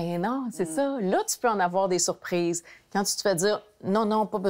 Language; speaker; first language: French; native; French